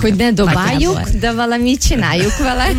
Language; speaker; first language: Hungarian; non-native, learner; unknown